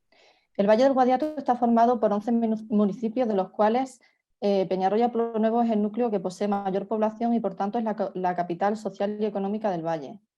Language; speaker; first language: Spanish; native; Spanish